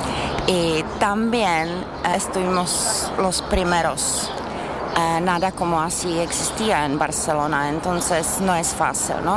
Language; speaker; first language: Spanish; non-native, fluent; Czech